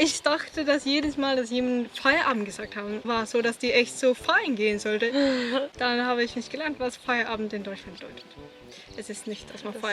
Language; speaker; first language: German; non-native, fluent; Swedish